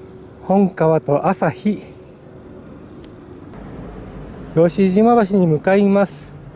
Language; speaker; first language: Japanese; native; Japanese